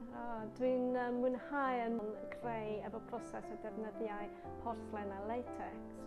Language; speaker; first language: Welsh; non-native, learner; English